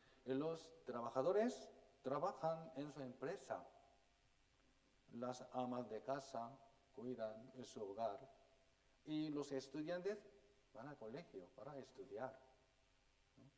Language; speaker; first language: Spanish; non-native, fluent; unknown